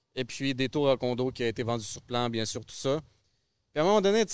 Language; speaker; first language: French; early bilingual, other home language; Russian